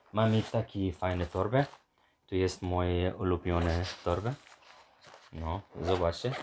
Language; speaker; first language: Polish; non-native, learner; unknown